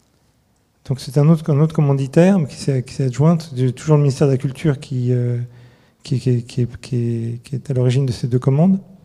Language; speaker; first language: French; native; French